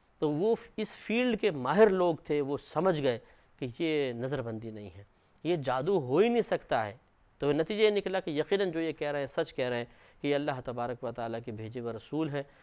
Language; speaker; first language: Urdu; native; Urdu